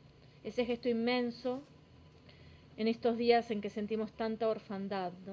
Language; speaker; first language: Spanish; native; Spanish